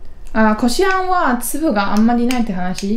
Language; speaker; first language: Japanese; non-native, fluent; Chinese